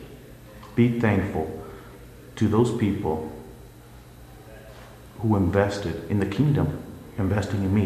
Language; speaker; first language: English; early bilingual, other home language; Spanish